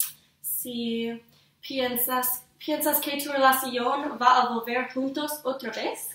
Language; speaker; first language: Spanish; non-native, learner; English